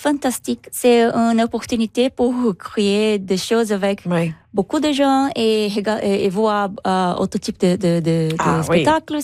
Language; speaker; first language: French; non-native, learner; Portuguese